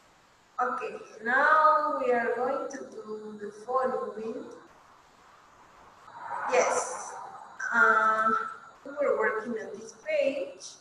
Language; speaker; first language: English; non-native, fluent; Spanish